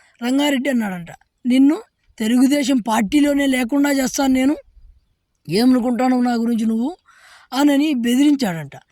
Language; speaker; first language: Telugu; native; Telugu